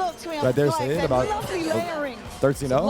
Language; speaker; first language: English; native; English